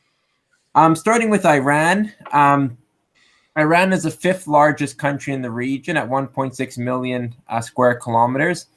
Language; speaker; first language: English; native; English